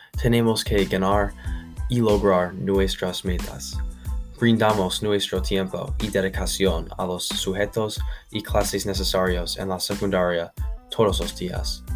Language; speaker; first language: Spanish; non-native, learner; English